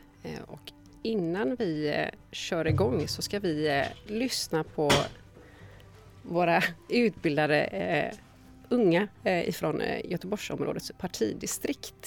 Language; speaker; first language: Swedish; native; Swedish